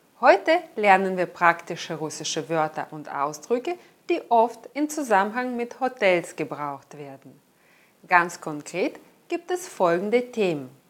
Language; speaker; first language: German; non-native, fluent; Russian